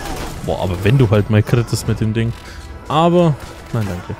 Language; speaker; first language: German; native; German